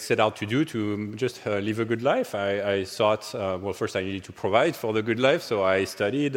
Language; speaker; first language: English; non-native, fluent; French